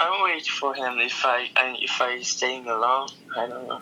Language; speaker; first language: English; non-native, learner; Portuguese